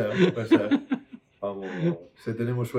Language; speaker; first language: Spanish; non-native, fluent; Italian